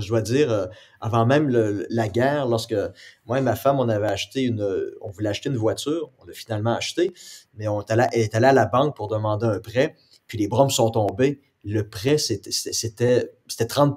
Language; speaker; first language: French; native; French